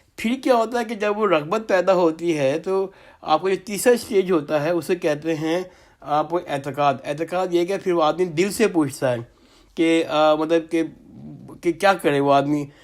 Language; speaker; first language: Urdu; native; Urdu